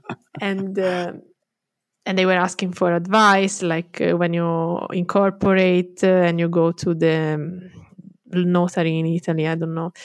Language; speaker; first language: English; non-native, fluent; Italian